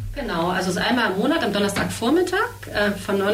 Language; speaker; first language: German; native; German